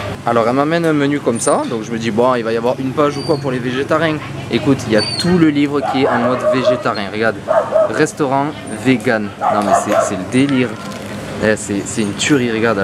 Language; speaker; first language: French; native; French